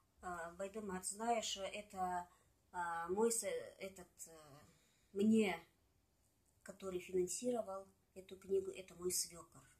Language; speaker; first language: Russian; non-native, local second language; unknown